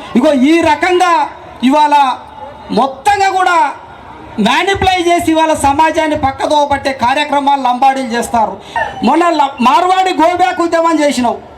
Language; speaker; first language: Telugu; non-native, local second language; Koya